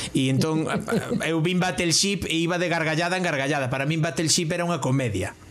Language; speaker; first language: Galician; non-native, local second language; Spanish